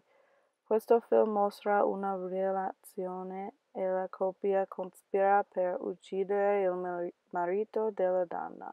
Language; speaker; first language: Italian; non-native, learner; English